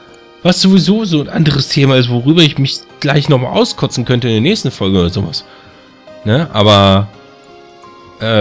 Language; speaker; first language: German; native; German